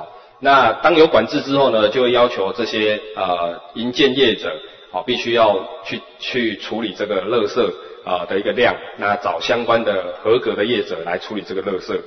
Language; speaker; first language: Chinese; native; Chinese